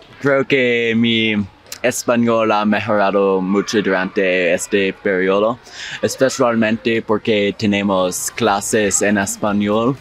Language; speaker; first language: Spanish; non-native, learner; English